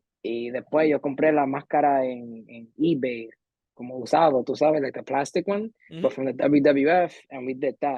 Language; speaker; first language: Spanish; early bilingual, heritage; Spanish